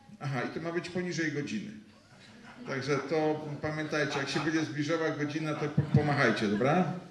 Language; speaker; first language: Polish; native; Polish